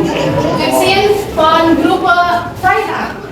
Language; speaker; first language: German; non-native, learner; Indonesian